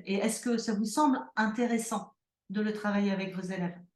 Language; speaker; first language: French; native; French